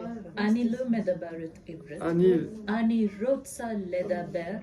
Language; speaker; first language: Hebrew; non-native, learner; French